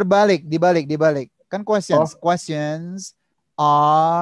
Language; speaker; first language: English; non-native, learner; Indonesian